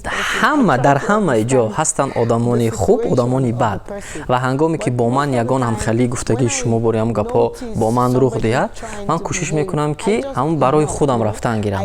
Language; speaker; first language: Persian; non-native, fluent; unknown